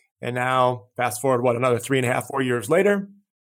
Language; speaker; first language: English; early bilingual, other home language; Greek